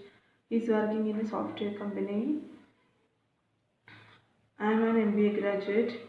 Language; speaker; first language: English; non-native, learner; Malayalam